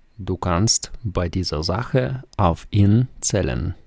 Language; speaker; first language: German; non-native, fluent; Ukrainian